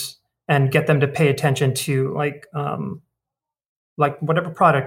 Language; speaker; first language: English; native; English